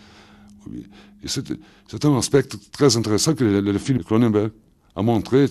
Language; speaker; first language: French; non-native, fluent; Portuguese